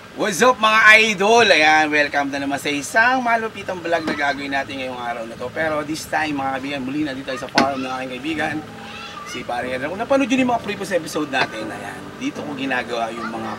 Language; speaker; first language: Filipino; non-native, local second language; Pampanga